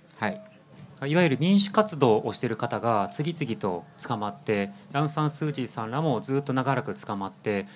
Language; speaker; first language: Japanese; native; Japanese